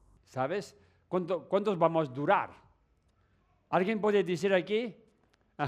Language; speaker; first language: Spanish; non-native, learner; Tibetan